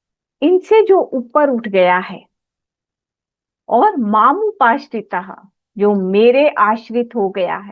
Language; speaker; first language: Hindi; native; Hindi